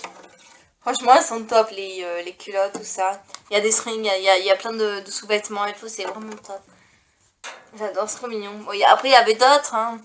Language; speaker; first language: French; native; French